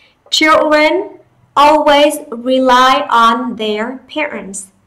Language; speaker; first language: English; non-native, fluent; Vietnamese